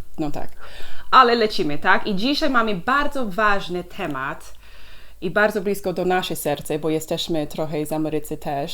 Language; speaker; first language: Polish; non-native, learner; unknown